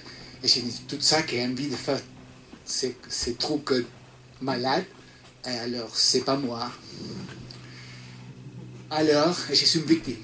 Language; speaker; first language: French; non-native, fluent; Spanish